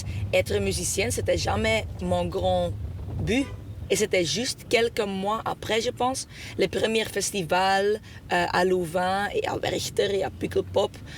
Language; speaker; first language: French; non-native, local second language; Dutch